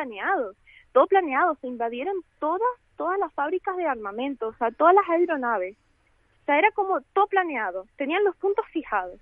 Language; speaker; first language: Spanish; early bilingual, other home language; Ukrainian